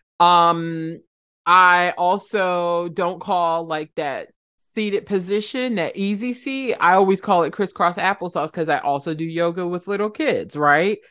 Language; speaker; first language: English; native; English